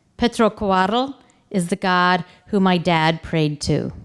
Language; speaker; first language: English; early bilingual, other home language; Spanish